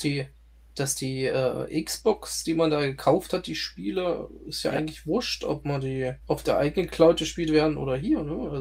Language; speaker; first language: German; native; German